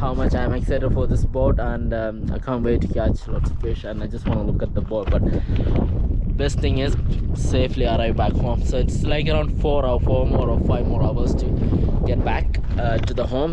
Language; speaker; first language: English; non-native, local second language; Malayalam